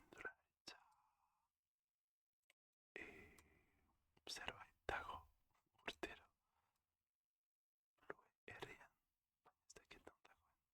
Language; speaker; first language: Basque; non-native, learner; French